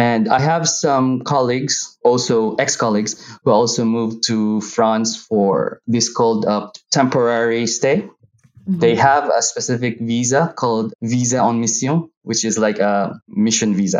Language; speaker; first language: English; non-native, local second language; Hiligaynon